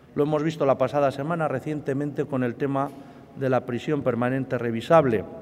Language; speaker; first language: Spanish; native; Spanish